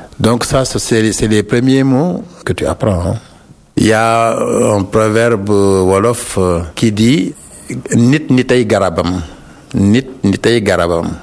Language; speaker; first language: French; non-native, local second language; Wolof